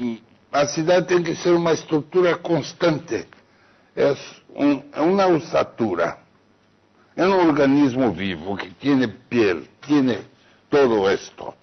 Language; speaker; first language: Spanish; non-native, fluent; Portuguese